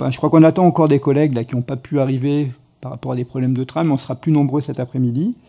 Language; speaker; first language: French; native; French